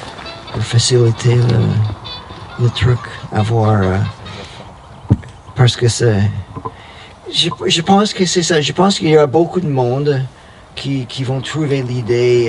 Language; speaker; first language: French; non-native, fluent; English